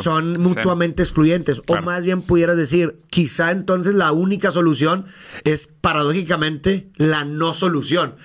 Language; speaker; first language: Spanish; native; Spanish